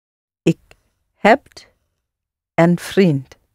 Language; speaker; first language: Dutch; non-native, learner; English